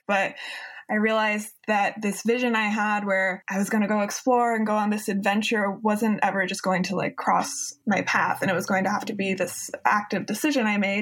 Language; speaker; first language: English; native; English